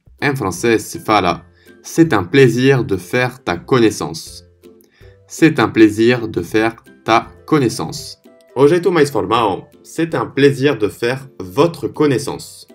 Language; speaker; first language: French; native; French